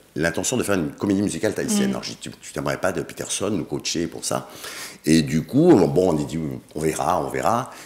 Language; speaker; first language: French; native; French